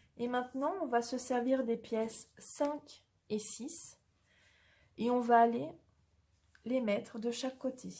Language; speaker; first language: French; native; French